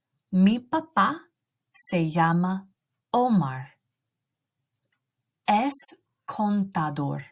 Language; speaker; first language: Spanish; non-native, learner; English